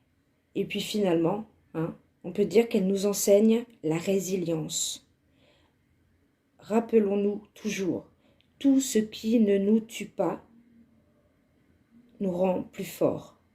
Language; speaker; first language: French; native; French